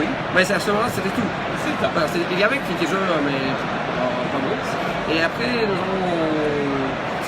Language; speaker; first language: French; non-native, learner; Russian